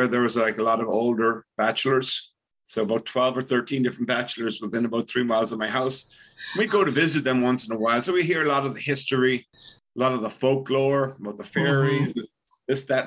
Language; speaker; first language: English; native; English